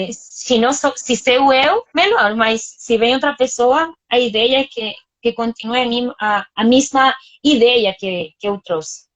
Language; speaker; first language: Portuguese; non-native, fluent; Spanish